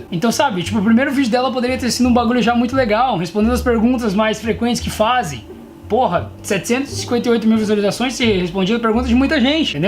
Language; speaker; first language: Portuguese; native; Portuguese